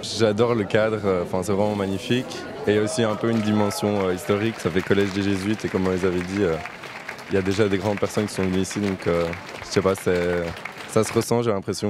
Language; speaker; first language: French; native; French